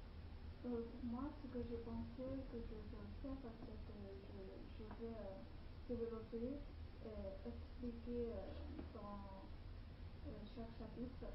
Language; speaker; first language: French; non-native, learner; Chinese